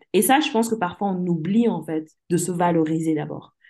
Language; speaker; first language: French; early bilingual, other home language; English